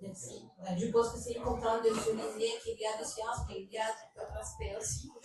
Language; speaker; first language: French; non-native, learner; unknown